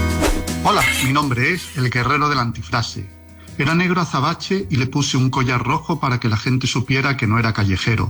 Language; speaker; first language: Spanish; native; Spanish